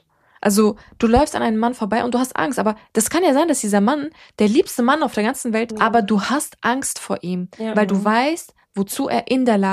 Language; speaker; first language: German; early bilingual, other home language; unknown